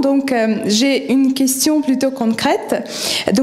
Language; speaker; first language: French; non-native, fluent; Russian